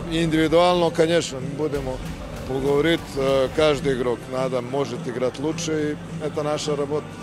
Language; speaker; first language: Russian; non-native, learner; Serbian